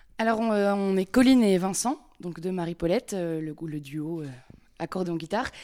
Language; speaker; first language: French; native; French